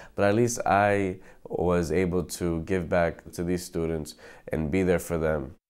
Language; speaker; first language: English; native; English